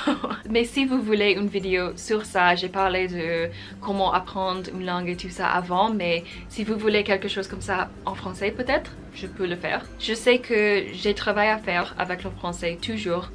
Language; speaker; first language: French; non-native, fluent; English